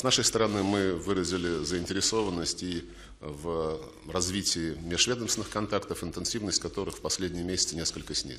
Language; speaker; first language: Russian; native; Russian